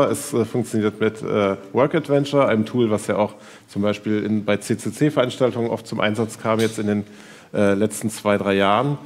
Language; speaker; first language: German; native; German